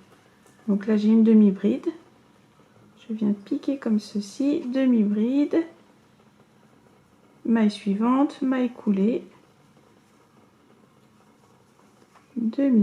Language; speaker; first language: French; native; French